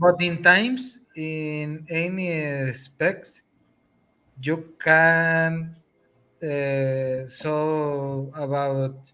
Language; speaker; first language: English; non-native, learner; Spanish